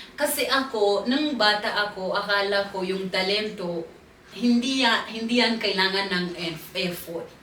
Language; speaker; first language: Filipino; non-native, fluent; Swahili